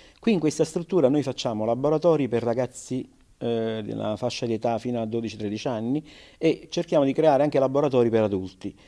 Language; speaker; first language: Italian; native; Italian